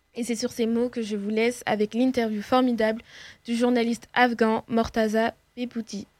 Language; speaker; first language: French; early bilingual, other home language; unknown